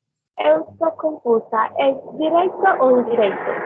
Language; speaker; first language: Portuguese; non-native, learner; Spanish